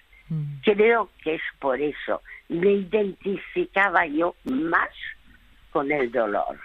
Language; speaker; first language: Spanish; early bilingual, other home language; French